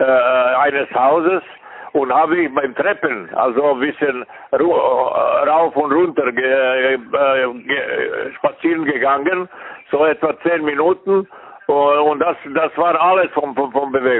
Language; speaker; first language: German; non-native, fluent; Serbian